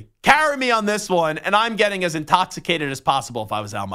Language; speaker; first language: English; native; English